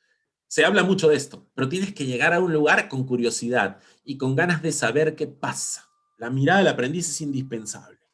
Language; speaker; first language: Spanish; native; Spanish